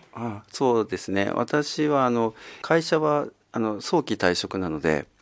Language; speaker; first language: Japanese; native; Japanese